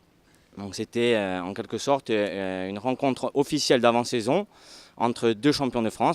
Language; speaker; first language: French; native; French